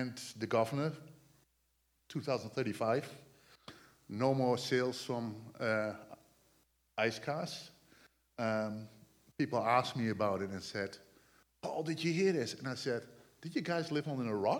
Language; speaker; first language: English; non-native, fluent; Dutch